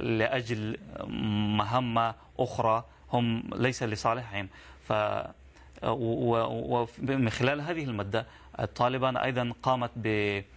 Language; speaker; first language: Arabic; non-native, fluent; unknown